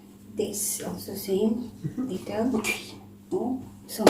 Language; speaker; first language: English; non-native, local second language; Filipino